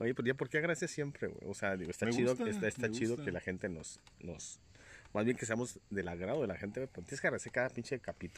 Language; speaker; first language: Spanish; native; Spanish